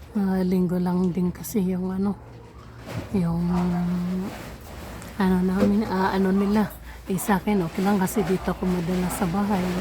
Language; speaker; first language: Filipino; native; Filipino